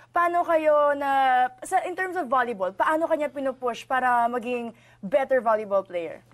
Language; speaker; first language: Filipino; native; Filipino